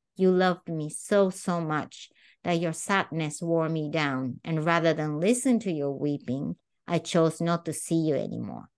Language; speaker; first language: English; non-native, fluent; Japanese